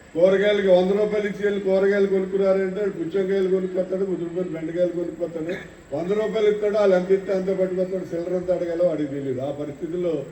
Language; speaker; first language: Telugu; native; Telugu